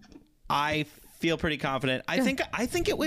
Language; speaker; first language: English; native; English